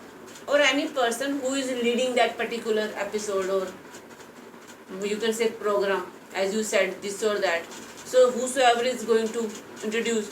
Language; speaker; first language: English; non-native, local second language; Hindi